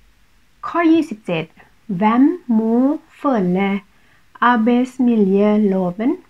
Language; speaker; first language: Norwegian; non-native, fluent; Thai